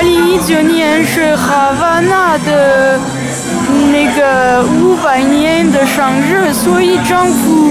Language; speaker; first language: Chinese; non-native, fluent; French